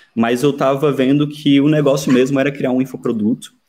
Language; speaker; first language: Portuguese; native; Portuguese